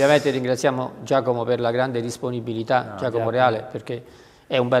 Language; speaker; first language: Italian; native; Italian